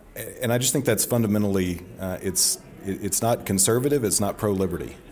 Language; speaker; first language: English; native; English